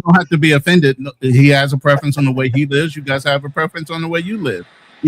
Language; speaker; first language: English; native; English